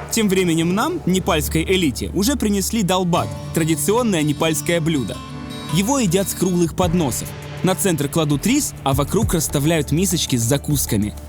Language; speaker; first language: Russian; native; Russian